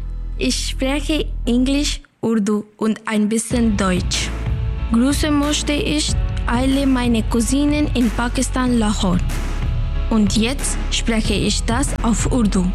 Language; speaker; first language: German; non-native, learner; Urdu